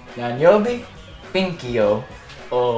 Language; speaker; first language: Japanese; non-native, learner; English